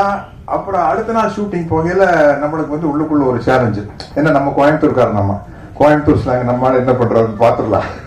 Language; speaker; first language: Tamil; native; Tamil